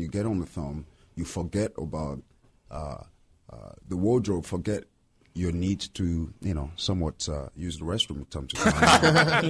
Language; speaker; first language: English; non-native, fluent; French